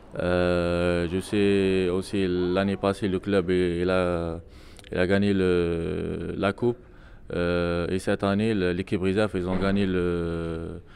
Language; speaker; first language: French; non-native, local second language; Arabic